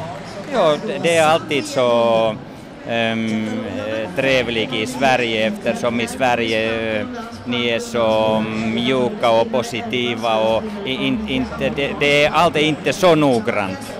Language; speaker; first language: Swedish; non-native, fluent; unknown